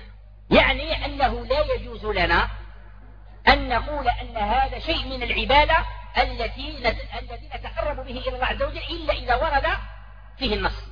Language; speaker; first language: Arabic; native; Arabic